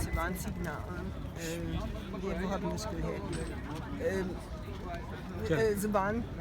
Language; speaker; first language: Hindi; non-native, learner; German